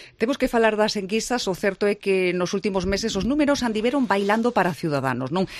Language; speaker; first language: Galician; native; Galician